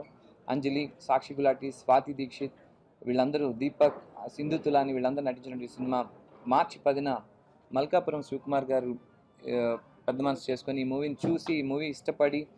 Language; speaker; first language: Telugu; native; Telugu